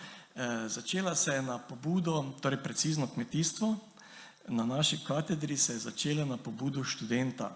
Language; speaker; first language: Slovenian; native; Slovenian